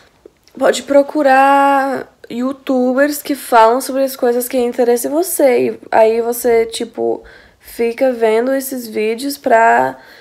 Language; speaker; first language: Portuguese; non-native, fluent; English